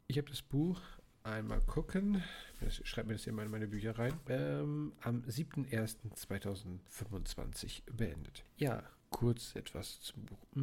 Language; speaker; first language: German; native; German